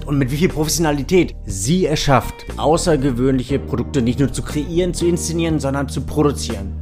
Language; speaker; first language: German; native; German